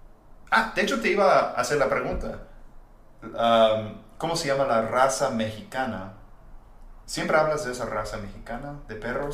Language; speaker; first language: Spanish; non-native, fluent; English